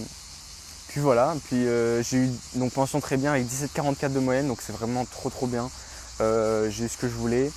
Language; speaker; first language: French; native; French